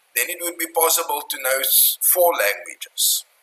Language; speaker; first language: English; non-native, local second language; Afrikaans